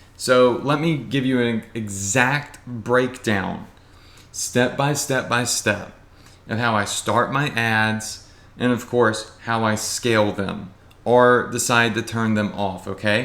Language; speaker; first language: English; native; English